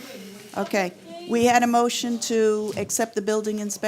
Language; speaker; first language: English; native; English